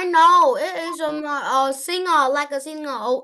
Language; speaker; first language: English; non-native, learner; Vietnamese